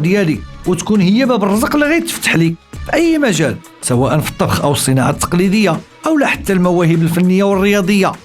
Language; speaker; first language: Arabic; native; Arabic